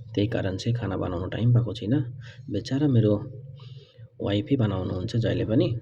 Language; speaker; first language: Nepali; non-native, learner; Bangla